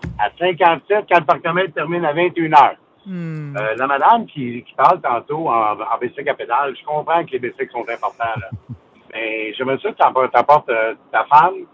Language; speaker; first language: French; native; French